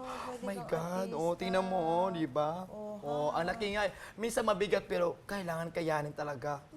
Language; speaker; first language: Filipino; non-native, local second language; Waray